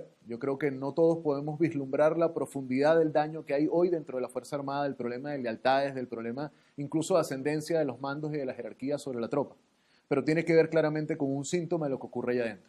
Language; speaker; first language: Spanish; native; Spanish